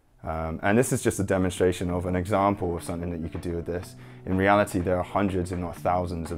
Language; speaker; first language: English; native; English